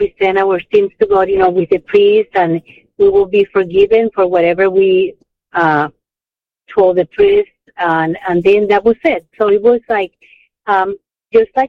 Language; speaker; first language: English; non-native, fluent; Spanish